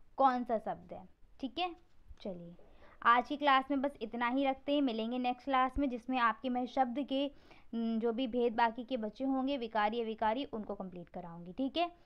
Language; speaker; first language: Hindi; native; Hindi